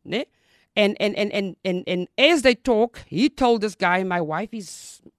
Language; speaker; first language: English; non-native, local second language; Afrikaans